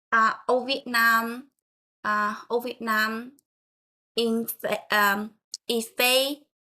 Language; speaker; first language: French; non-native, learner; Vietnamese